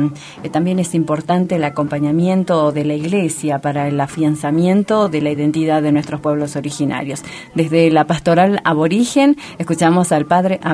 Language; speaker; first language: Spanish; native; Spanish